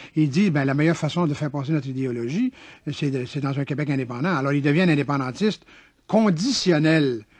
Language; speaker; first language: French; native; French